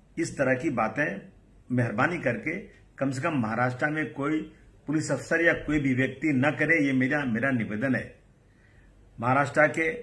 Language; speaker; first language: Hindi; native; Hindi